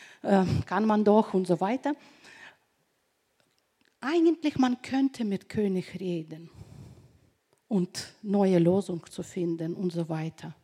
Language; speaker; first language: German; non-native, fluent; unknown